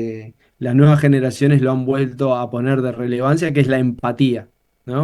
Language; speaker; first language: Spanish; native; Spanish